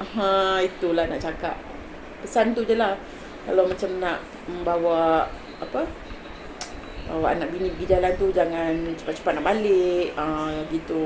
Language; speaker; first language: Malay; native; Malay